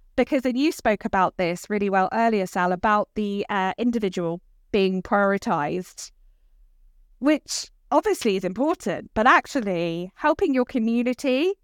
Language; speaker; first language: English; native; English